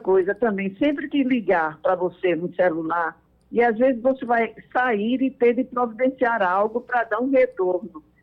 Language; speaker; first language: Portuguese; native; Portuguese